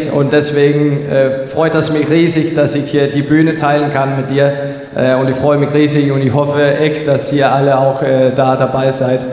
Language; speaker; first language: German; non-native, fluent; Danish